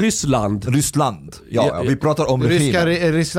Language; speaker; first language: Swedish; non-native, fluent; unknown